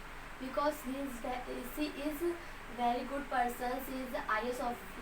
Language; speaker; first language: English; non-native, learner; Hindi